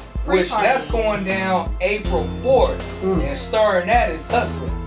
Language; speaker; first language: English; native; English